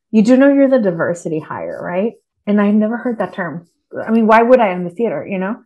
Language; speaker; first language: English; early bilingual, other home language; Spanish